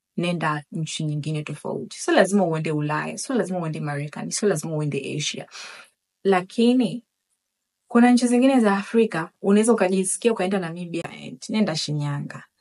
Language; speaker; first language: Swahili; native; Swahili